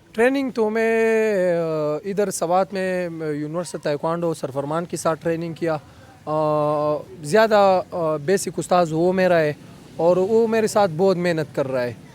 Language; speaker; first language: Hindi; non-native, local second language; Pashto